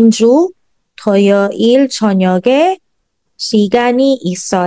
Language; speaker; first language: Korean; non-native, fluent; Filipino